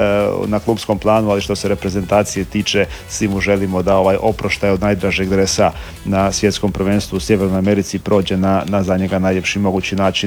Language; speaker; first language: Serbian; native; Serbian